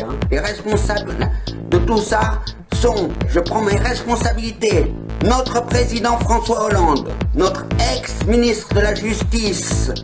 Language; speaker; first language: French; native; French